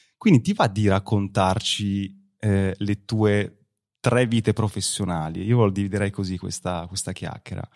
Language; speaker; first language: Italian; native; Italian